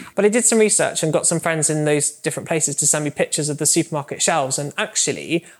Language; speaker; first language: English; native; English